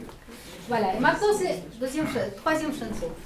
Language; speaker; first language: French; non-native, learner; Russian